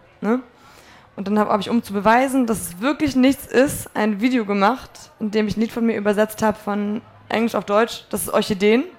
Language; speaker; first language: German; early bilingual, other home language; Polish